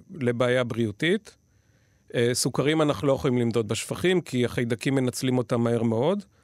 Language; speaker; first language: Hebrew; native; Hebrew